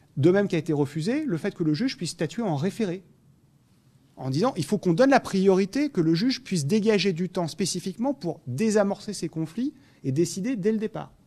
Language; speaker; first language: French; native; French